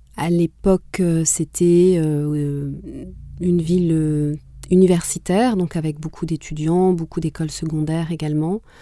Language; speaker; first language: French; non-native, local second language; Kinyarwanda